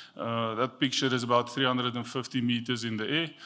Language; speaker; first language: English; non-native, local second language; Afrikaans